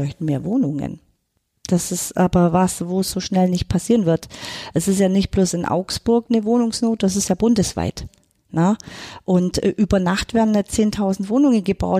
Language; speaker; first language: German; native; German